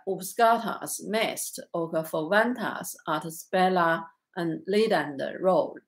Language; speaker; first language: Swedish; non-native, learner; Chinese